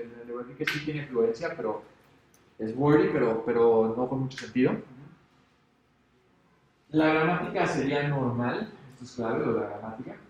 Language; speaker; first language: Spanish; native; Spanish